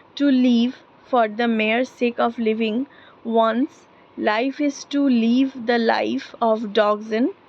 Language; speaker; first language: English; non-native, local second language; Bangla